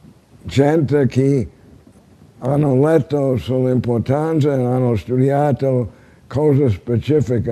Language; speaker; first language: Italian; non-native, learner; English